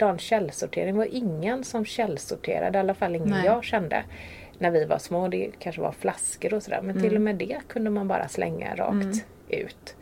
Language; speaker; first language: Swedish; native; Swedish